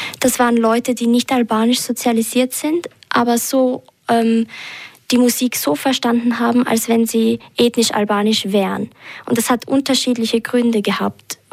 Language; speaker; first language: German; early bilingual, other home language; Albanian